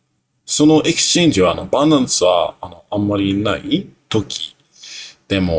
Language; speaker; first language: Japanese; non-native, learner; English